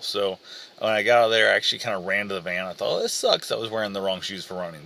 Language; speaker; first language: English; native; English